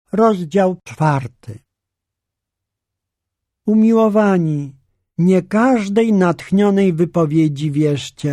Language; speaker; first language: Polish; native; Polish